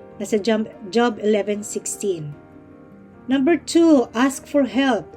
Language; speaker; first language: English; non-native, local second language; Filipino